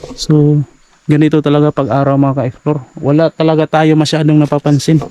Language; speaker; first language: Filipino; native; Filipino